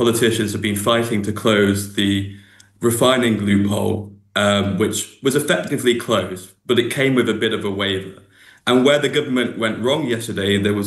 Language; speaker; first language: English; native; English